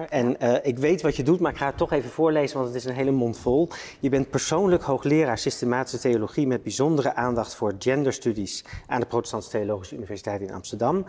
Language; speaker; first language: Dutch; native; Dutch